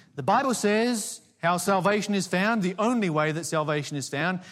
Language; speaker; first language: English; native; English